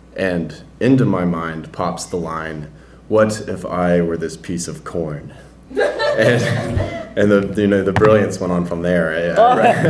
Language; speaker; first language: English; native; English